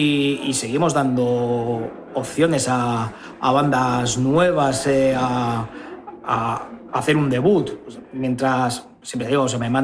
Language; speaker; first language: Spanish; native; Spanish